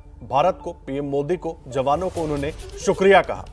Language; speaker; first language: Hindi; native; Hindi